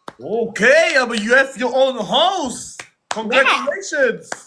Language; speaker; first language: English; non-native, learner; German